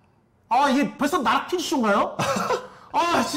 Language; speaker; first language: Korean; native; Korean